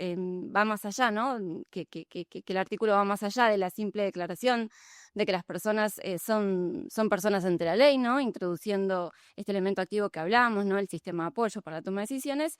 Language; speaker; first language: Spanish; native; Spanish